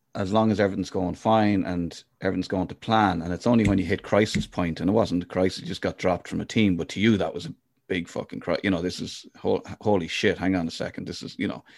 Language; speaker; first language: English; native; English